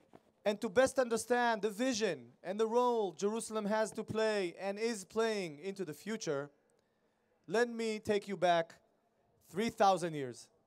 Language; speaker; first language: English; non-native, fluent; Hebrew